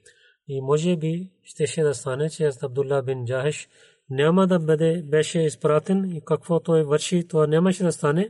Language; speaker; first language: Bulgarian; non-native, learner; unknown